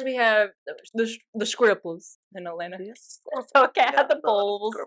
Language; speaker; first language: English; native; English